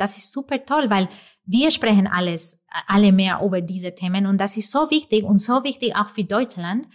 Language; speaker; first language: German; non-native, fluent; English